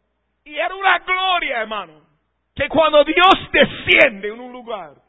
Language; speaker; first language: Spanish; non-native, fluent; English